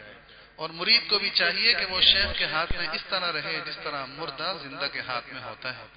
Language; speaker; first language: Urdu; native; Urdu